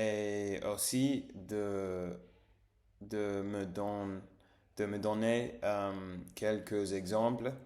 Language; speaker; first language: French; non-native, learner; English